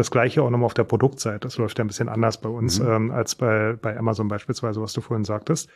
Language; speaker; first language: German; native; German